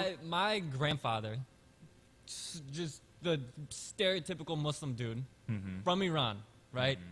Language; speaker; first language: English; early bilingual, other home language; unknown